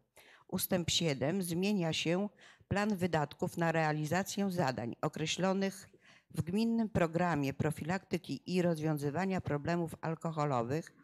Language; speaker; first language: Polish; native; Polish